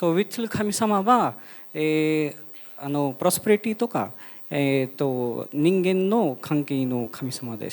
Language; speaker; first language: Japanese; non-native, fluent; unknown